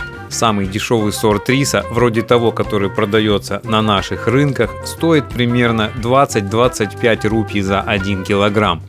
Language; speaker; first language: Russian; native; Russian